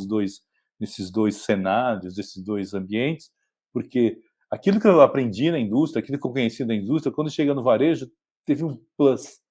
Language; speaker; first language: Portuguese; native; Portuguese